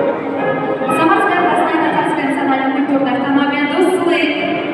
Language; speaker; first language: Russian; native; Russian